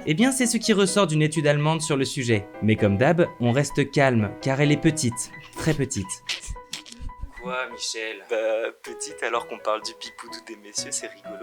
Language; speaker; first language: French; native; French